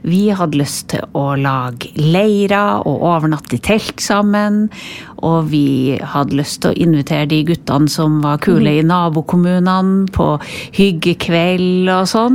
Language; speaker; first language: Norwegian; native; Norwegian